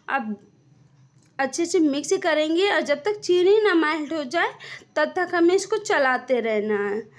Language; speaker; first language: Hindi; native; Hindi